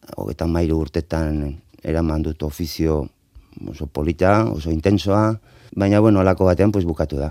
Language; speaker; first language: Basque; non-native, local second language; Spanish